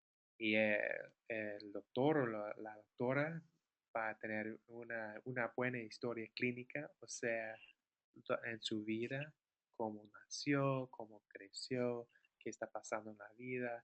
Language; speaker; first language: Spanish; non-native, fluent; English